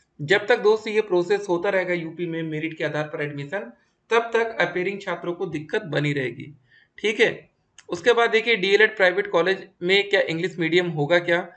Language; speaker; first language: Hindi; native; Hindi